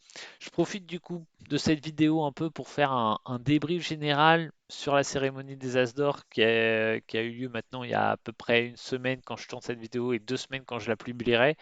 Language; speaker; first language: French; native; French